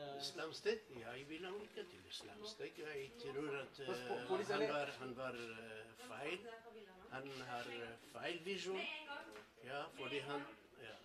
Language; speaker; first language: Norwegian; non-native, learner; Kurdish